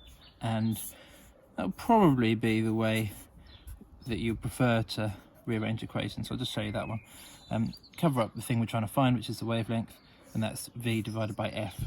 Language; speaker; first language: English; native; English